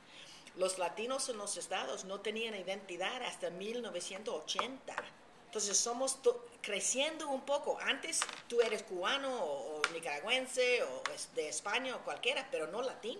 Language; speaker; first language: Spanish; early bilingual, heritage; Spanish